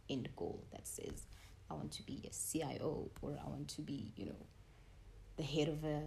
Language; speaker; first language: English; non-native, local second language; Tswana